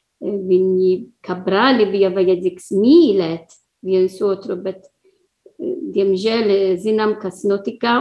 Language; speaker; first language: Latvian; non-native, learner; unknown